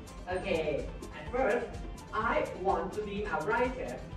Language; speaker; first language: English; non-native, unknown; Thai